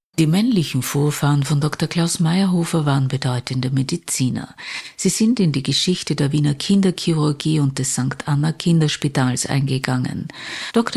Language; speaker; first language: German; native; German